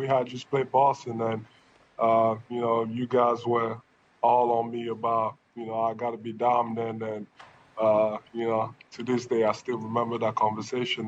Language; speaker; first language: English; non-native, local second language; French